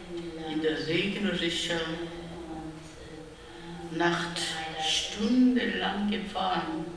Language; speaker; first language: German; non-native, fluent; Korean